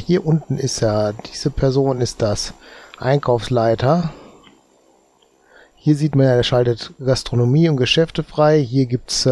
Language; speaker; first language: German; native; German